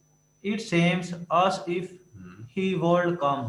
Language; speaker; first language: English; non-native, learner; Urdu